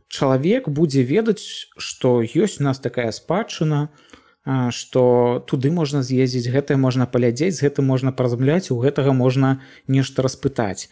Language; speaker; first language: Belarusian; native; Belarusian